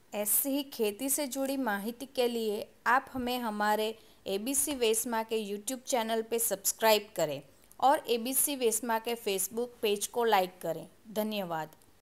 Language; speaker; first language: Hindi; non-native, local second language; Gujarati